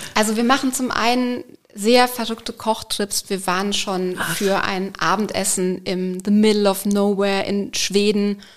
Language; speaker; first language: German; native; German